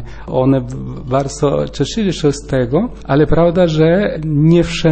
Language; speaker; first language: Polish; non-native, learner; Spanish